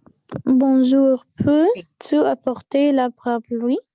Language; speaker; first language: French; non-native, learner; Arabic